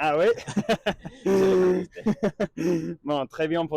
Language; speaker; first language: French; non-native, learner; English